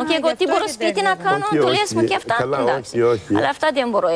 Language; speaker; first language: Greek; non-native, learner; Romanian